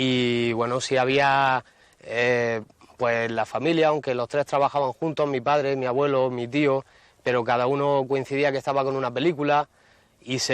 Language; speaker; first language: Spanish; native; Spanish